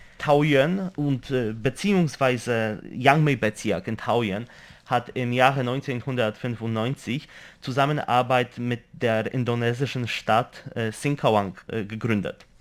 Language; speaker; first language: German; non-native, fluent; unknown